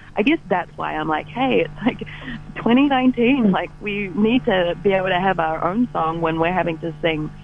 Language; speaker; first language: English; native; English